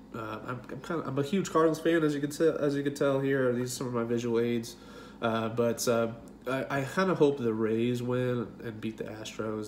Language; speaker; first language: English; native; English